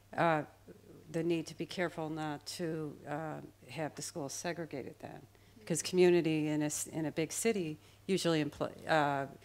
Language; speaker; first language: English; native; English